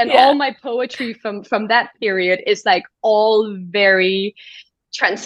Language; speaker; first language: English; non-native, fluent; Danish